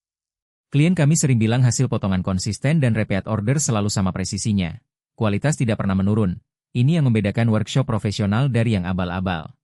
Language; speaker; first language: Indonesian; native; Indonesian